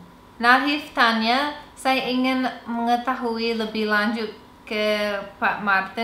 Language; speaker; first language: Indonesian; non-native, fluent; English